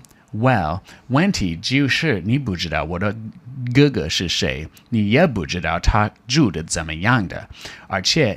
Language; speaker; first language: Chinese; non-native, fluent; English